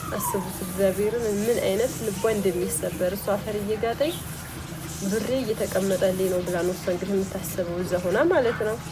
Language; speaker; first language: Amharic; native; Amharic